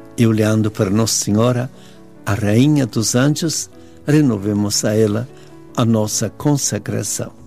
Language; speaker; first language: Portuguese; non-native, fluent; Italian